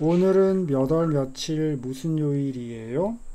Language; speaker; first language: Korean; native; Korean